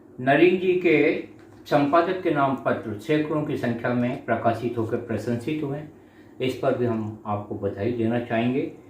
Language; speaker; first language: Hindi; native; Hindi